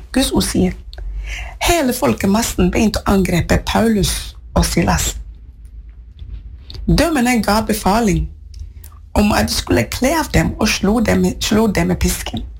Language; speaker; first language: Norwegian; non-native, fluent; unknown